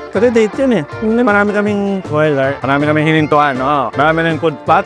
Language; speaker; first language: Filipino; non-native, local second language; Pampanga